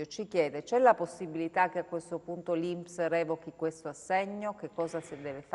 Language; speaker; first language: Italian; native; Italian